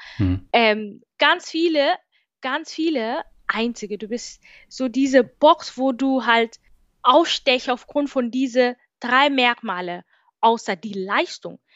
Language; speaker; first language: German; non-native, fluent; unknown